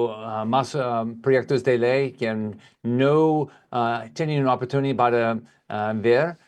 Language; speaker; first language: Spanish; non-native, learner; English